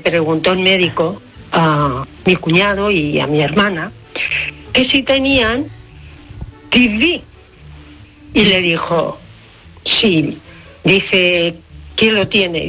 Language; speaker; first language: Spanish; native; Spanish